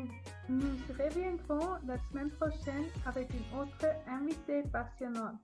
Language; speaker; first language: French; non-native, fluent; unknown